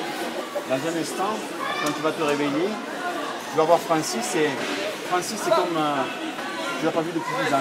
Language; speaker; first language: French; native; French